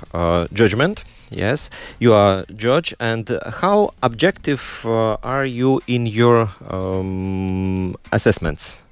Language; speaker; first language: English; non-native, learner; Russian